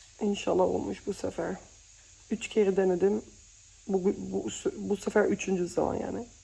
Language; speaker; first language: Turkish; early bilingual, heritage; Turkish